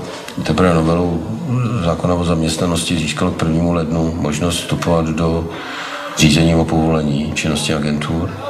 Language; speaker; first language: Czech; native; Czech